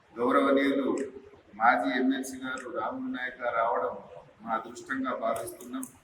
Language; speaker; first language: Telugu; non-native, local second language; Lambadi